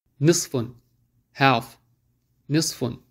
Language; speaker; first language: Arabic; non-native, fluent; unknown